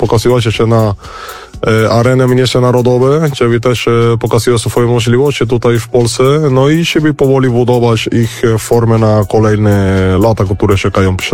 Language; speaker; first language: Polish; non-native, learner; Spanish